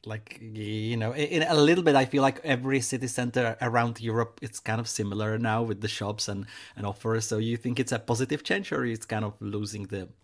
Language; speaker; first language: English; non-native, fluent; Czech